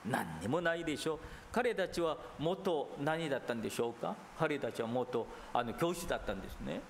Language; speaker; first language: Japanese; non-native, fluent; Korean